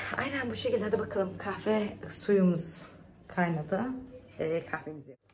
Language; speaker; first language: Turkish; early bilingual, heritage; Turkish